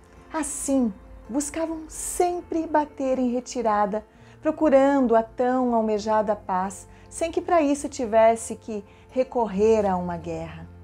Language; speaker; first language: Portuguese; native; Portuguese